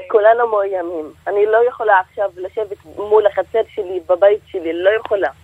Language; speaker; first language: Hebrew; non-native, local second language; Arabic